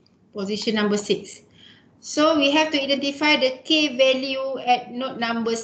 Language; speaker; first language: English; non-native, local second language; Malay